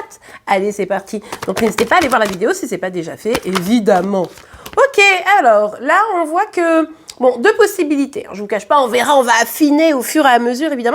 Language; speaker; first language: French; native; French